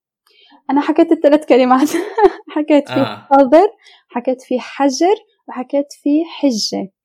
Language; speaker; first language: Arabic; native; Arabic